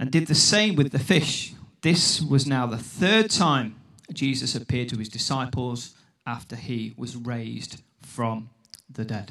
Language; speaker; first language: English; native; English